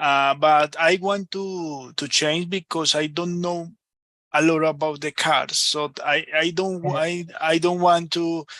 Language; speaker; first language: English; non-native, learner; Spanish